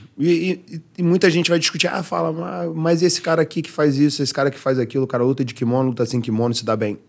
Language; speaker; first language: Portuguese; early bilingual, heritage; Portuguese